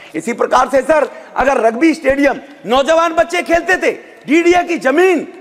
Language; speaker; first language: Hindi; native; Hindi